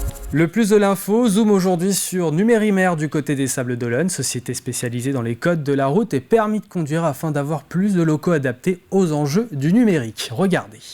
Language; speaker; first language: French; native; French